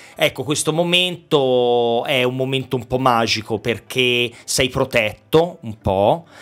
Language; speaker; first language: Italian; native; Italian